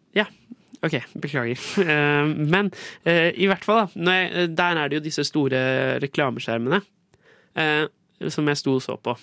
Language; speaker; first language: Norwegian; native; Norwegian